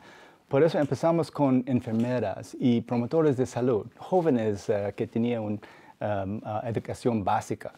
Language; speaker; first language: Spanish; non-native, fluent; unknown